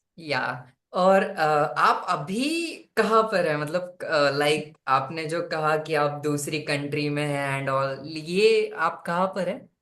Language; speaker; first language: Hindi; non-native, local second language; Marathi